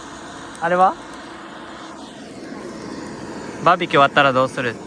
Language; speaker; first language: Japanese; non-native, fluent; Nepali